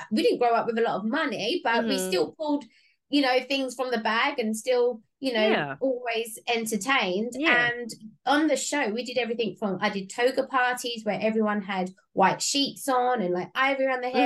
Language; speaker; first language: English; native; English